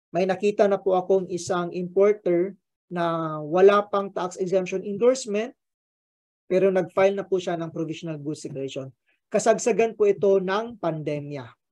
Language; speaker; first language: Filipino; native; Filipino